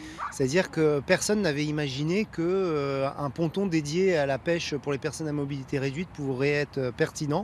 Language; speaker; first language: French; native; French